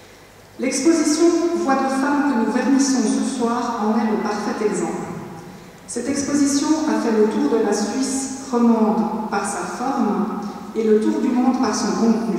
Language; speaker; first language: French; native; French